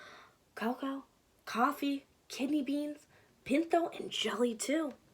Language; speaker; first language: English; native; English